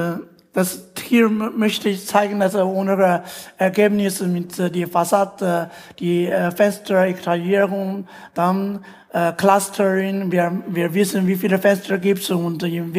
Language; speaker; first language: German; non-native, learner; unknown